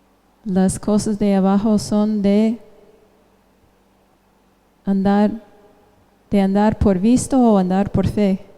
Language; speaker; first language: Spanish; non-native, fluent; English